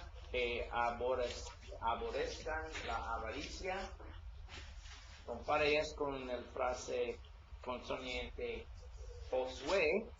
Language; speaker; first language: Spanish; non-native, learner; English